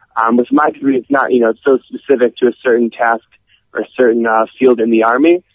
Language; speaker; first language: English; native; English